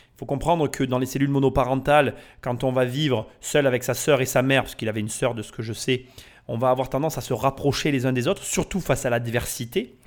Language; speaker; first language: French; native; French